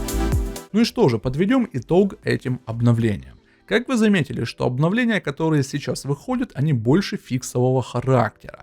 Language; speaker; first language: Russian; native; Russian